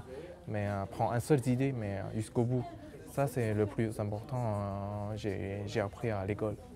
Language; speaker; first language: French; non-native, local second language; Chinese